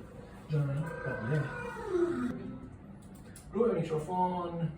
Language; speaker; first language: Persian; native; Persian